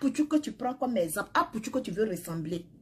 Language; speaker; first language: French; non-native, local second language; Baoulé